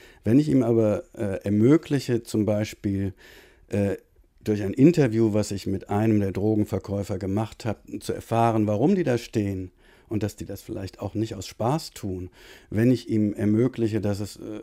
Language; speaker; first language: German; native; German